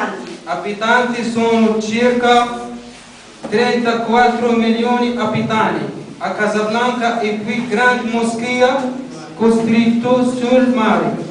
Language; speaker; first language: Italian; non-native, learner; Arabic